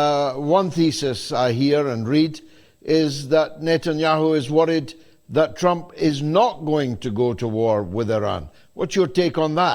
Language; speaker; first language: English; native; English